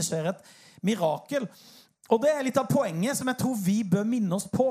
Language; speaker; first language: Norwegian; native; Norwegian